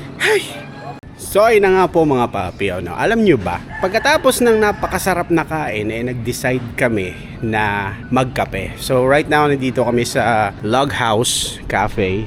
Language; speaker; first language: Filipino; native; Filipino